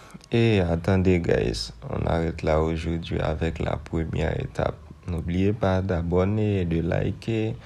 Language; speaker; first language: French; non-native, local second language; Haitian Creole